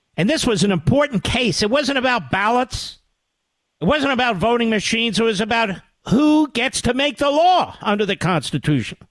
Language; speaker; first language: English; native; English